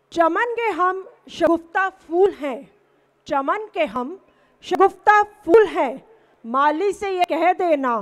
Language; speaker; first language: Hindi; native; Hindi